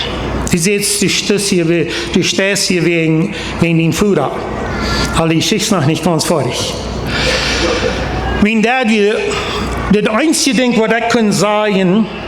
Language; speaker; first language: German; non-native, learner; Plautdietsch